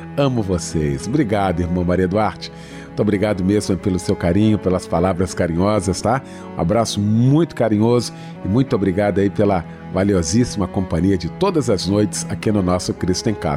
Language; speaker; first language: Portuguese; native; Portuguese